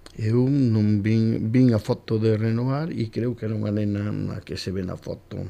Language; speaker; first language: Galician; native; Galician